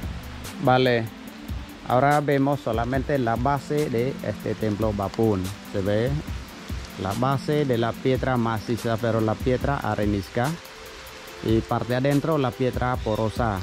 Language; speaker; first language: Spanish; non-native, learner; Khmer